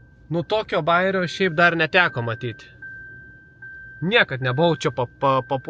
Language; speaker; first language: Lithuanian; native; Lithuanian